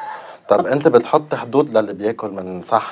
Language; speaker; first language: Arabic; native; Arabic